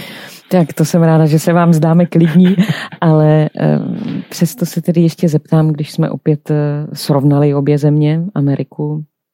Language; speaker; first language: Czech; native; Czech